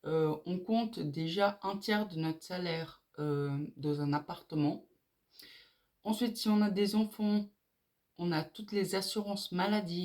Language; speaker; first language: French; native; French